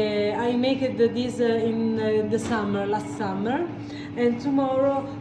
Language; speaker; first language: English; non-native, learner; Italian